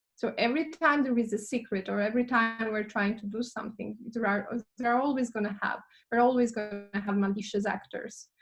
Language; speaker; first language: English; non-native, fluent; Albanian